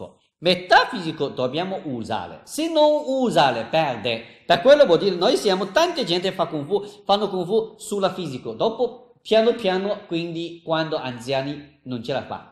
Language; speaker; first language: Italian; non-native, learner; Chinese